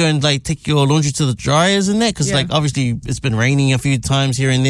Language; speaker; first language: English; native; English